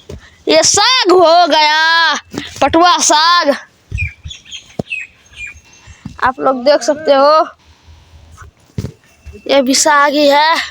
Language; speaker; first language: Hindi; non-native, local second language; Maithili